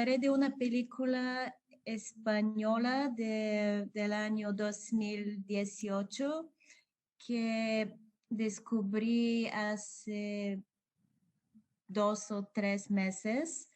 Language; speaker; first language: Spanish; non-native, learner; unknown